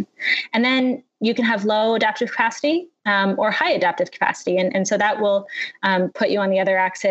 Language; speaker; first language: English; native; English